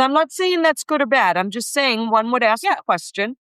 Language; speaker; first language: English; native; English